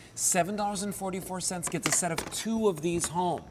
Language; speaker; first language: English; native; English